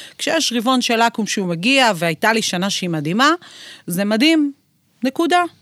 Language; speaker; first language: Hebrew; native; Hebrew